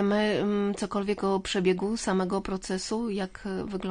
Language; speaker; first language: Polish; native; Polish